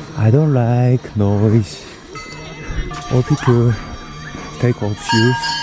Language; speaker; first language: English; non-native, learner; Korean